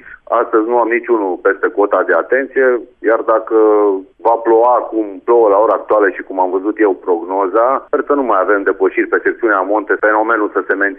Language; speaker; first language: Romanian; native; Romanian